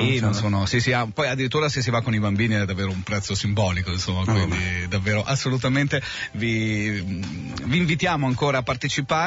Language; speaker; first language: Italian; native; Italian